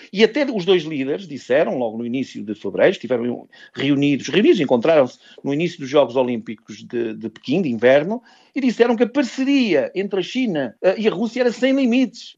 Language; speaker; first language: Portuguese; native; Portuguese